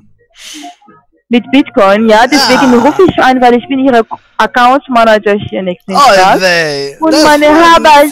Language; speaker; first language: German; non-native, learner; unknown